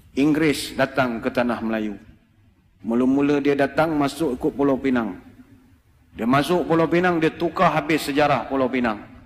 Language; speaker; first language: Malay; native; Malay